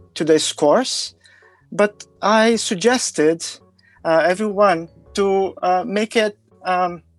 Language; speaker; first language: English; non-native, fluent; Portuguese